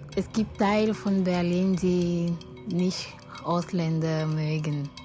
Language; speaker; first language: German; non-native, learner; French